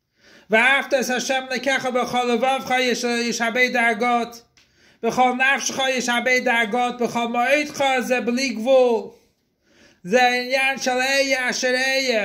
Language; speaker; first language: Hebrew; non-native, fluent; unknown